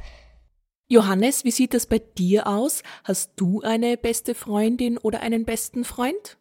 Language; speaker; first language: German; native; German